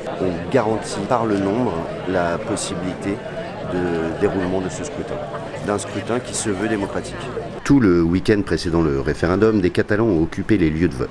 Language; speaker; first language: French; native; French